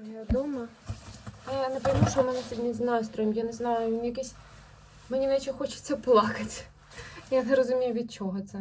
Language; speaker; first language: Ukrainian; native; Ukrainian